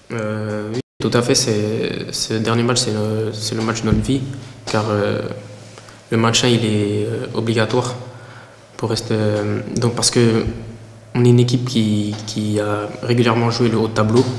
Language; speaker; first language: French; early bilingual, other home language; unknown